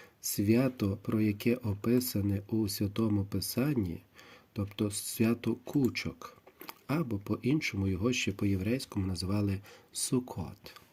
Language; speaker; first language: Ukrainian; native; Ukrainian